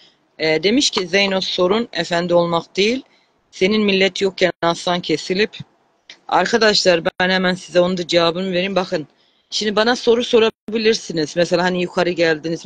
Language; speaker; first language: Turkish; native; Turkish